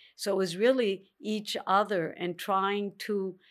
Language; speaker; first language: English; early bilingual, other home language; Spanish